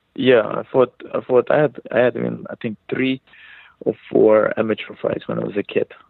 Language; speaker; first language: English; non-native, fluent; Hebrew